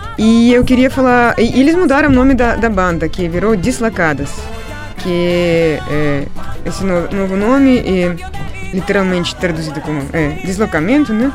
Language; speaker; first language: Portuguese; non-native, fluent; Russian